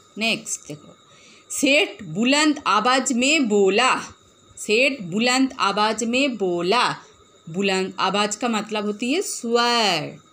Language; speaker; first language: Hindi; non-native, local second language; Bangla